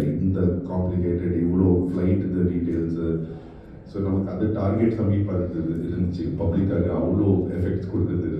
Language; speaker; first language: Tamil; non-native, fluent; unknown